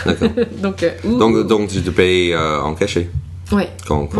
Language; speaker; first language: French; non-native, fluent; English